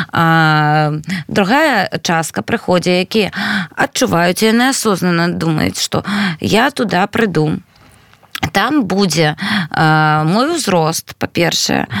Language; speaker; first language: Belarusian; non-native, local second language; Russian